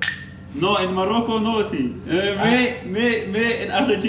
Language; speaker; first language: Spanish; non-native, learner; Arabic